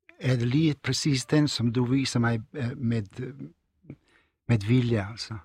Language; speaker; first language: Danish; non-native, fluent; Serbian